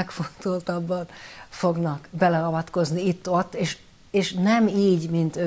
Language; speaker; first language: Hungarian; early bilingual, heritage; Hungarian